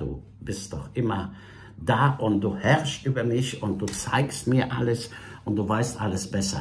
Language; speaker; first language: German; non-native, fluent; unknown